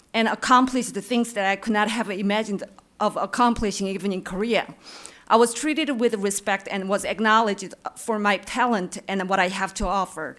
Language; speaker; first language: English; non-native, fluent; Korean